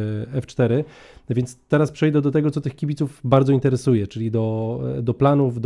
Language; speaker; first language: Polish; native; Polish